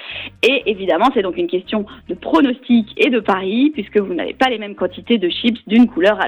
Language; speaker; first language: French; native; French